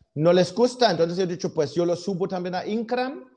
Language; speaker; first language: Spanish; non-native, fluent; German